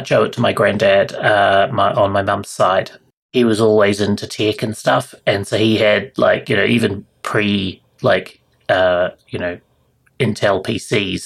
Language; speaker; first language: English; native; English